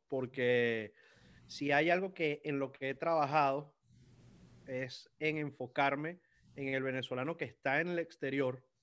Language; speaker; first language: Spanish; native; Spanish